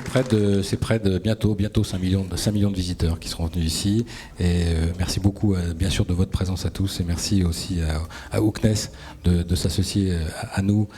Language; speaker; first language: French; native; French